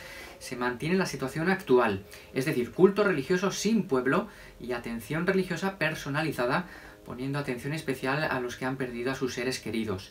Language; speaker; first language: Spanish; native; Spanish